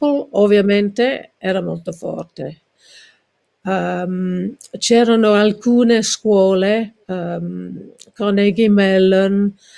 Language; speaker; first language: Italian; non-native, learner; English